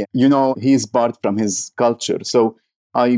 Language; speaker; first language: English; non-native, learner; Arabic